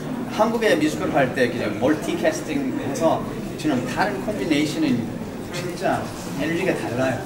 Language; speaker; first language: Korean; early bilingual, heritage; English